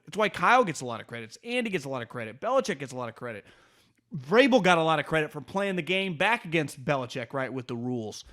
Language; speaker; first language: English; native; English